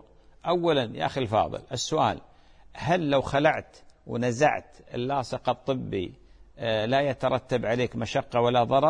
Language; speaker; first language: Arabic; native; Arabic